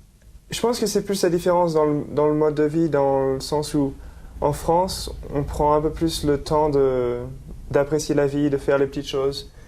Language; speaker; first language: French; native; French